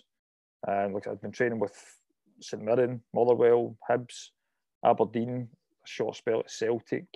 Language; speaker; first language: English; native; English